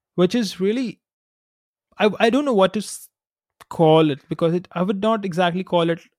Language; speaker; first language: English; non-native, local second language; Hindi